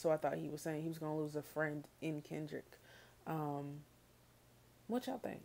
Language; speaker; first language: English; native; English